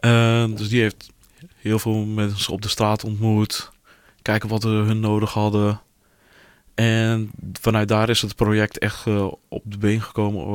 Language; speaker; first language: Dutch; early bilingual, other home language; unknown